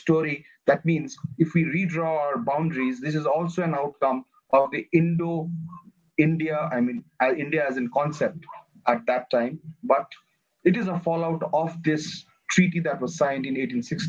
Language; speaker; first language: English; non-native, local second language; Nepali